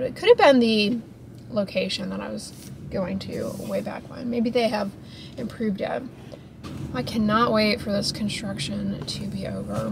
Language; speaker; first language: English; native; English